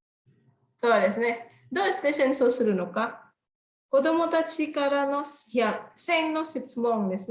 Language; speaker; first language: Japanese; non-native, fluent; Indonesian